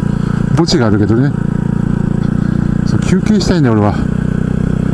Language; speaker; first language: Japanese; native; Japanese